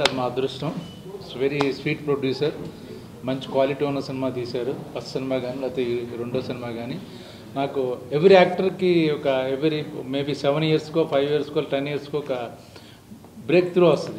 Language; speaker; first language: Telugu; native; Telugu